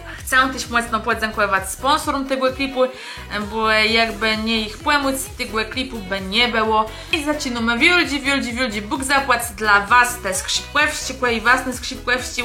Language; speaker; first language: Polish; non-native, local second language; Kashubian